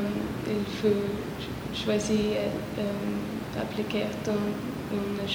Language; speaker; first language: French; non-native, learner; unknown